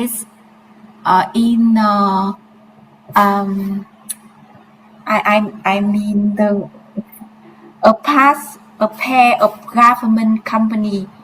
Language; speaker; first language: English; non-native, learner; Vietnamese